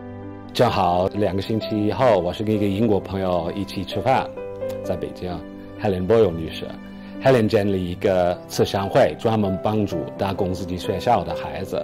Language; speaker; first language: Chinese; non-native, fluent; English